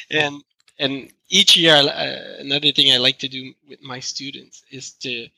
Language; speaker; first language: English; non-native, fluent; French